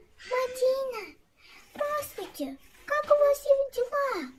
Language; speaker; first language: Russian; non-native, local second language; Kazakh